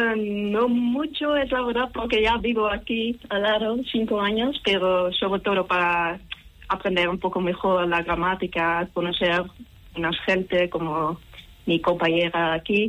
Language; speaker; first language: Spanish; non-native, learner; Dutch